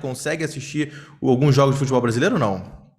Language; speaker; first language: Portuguese; native; Portuguese